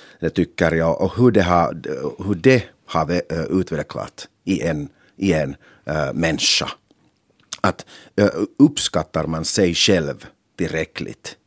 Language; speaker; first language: Swedish; non-native, local second language; Finnish